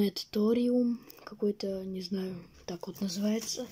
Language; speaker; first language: Russian; native; Russian